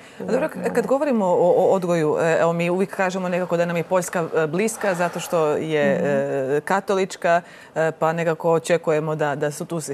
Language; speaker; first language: Croatian; native; Croatian